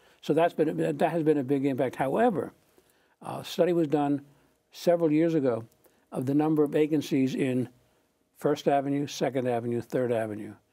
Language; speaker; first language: English; native; English